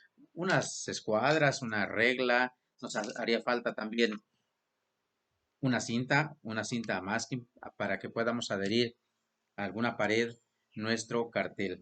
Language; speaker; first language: Spanish; native; Spanish